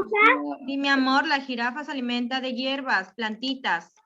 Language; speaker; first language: Spanish; native; Spanish